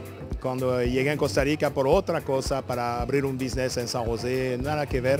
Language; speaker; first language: Spanish; non-native, fluent; French